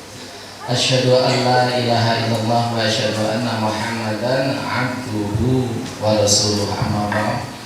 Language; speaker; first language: Indonesian; non-native, local second language; Javanese